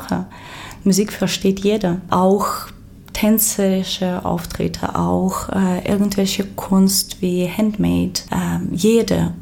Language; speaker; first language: German; non-native, fluent; Ukrainian